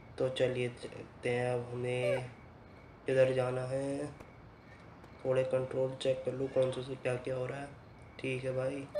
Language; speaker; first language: Hindi; native; Hindi